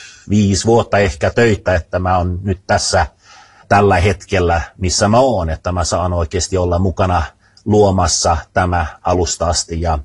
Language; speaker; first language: Finnish; non-native, fluent; Swedish